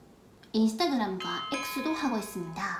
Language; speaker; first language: Korean; non-native, fluent; Japanese